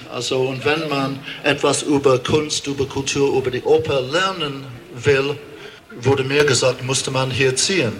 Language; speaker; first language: German; non-native, fluent; English